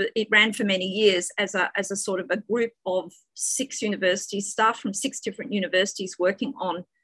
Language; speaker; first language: English; native; English